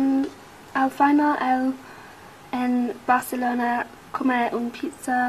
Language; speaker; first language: Spanish; non-native, learner; English